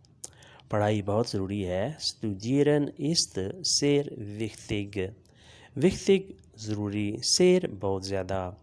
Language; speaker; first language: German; non-native, fluent; Urdu